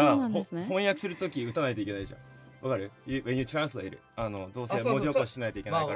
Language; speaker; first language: Japanese; native; Japanese